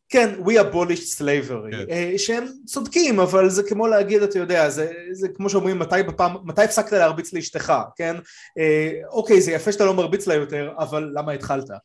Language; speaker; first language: Hebrew; native; Hebrew